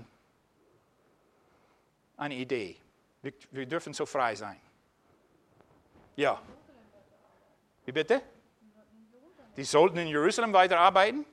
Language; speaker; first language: German; non-native, fluent; English